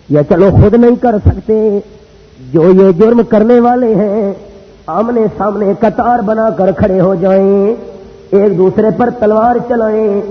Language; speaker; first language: Urdu; non-native, local second language; Punjabi